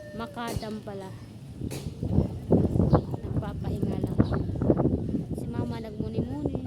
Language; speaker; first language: Filipino; native; Filipino